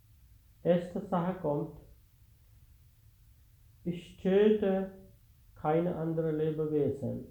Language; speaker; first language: German; non-native, fluent; Sinhala